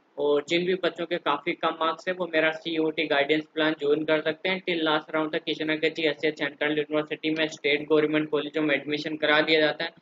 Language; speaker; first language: Hindi; native; Hindi